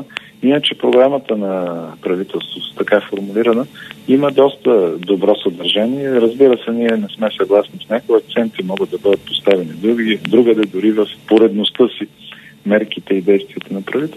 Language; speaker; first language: Bulgarian; native; Bulgarian